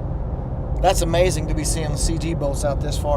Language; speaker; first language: English; native; English